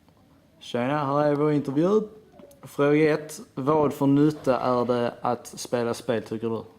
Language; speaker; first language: Swedish; native; Swedish